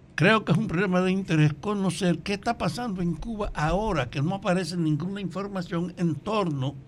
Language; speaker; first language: Spanish; native; Spanish